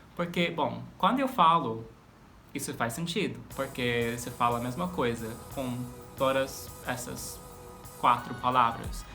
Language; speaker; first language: Portuguese; non-native, fluent; English